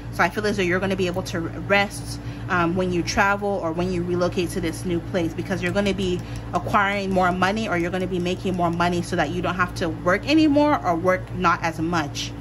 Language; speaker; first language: English; native; English